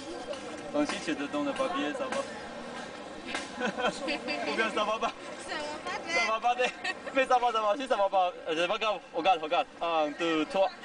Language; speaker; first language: French; non-native, learner; Chinese